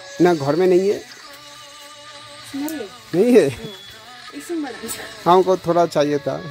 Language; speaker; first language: Hindi; non-native, local second language; Bangla